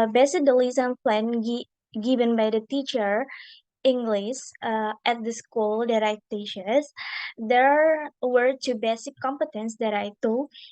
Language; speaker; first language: English; non-native, learner; Indonesian